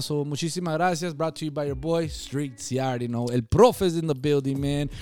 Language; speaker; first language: English; early bilingual, other home language; Spanish